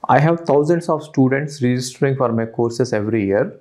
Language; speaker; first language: English; non-native, local second language; Telugu